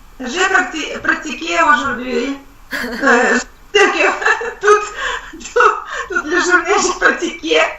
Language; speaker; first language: French; non-native, learner; Russian